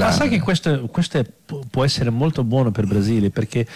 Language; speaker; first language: Italian; non-native, fluent; Portuguese